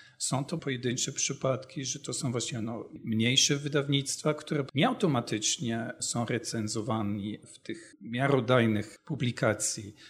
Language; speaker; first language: Polish; non-native, fluent; German